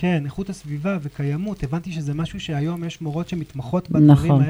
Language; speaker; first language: Hebrew; native; Hebrew